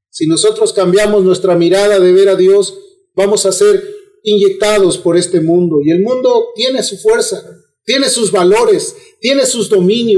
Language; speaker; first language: Spanish; native; Spanish